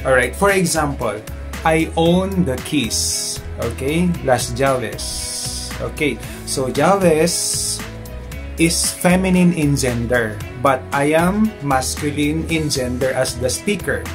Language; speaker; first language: English; non-native, local second language; Filipino